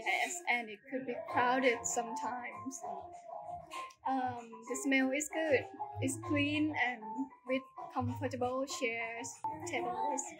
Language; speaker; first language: English; non-native, learner; Thai